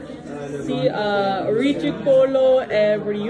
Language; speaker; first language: Italian; non-native, learner; English